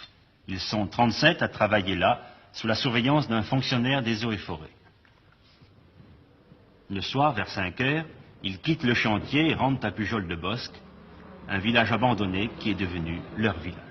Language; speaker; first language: French; native; French